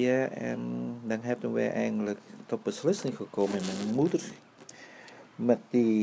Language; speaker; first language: Dutch; early bilingual, other home language; Vietnamese